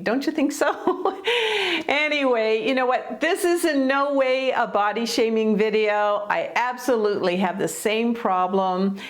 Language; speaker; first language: English; native; English